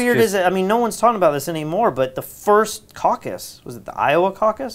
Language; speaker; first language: English; native; English